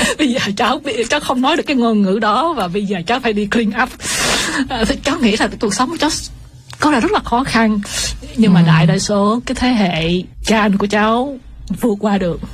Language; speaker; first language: Vietnamese; early bilingual, heritage; Vietnamese